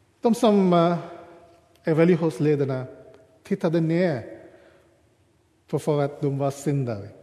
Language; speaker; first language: Swedish; non-native, fluent; English